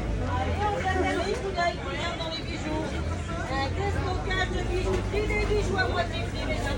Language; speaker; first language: French; non-native, learner; Thai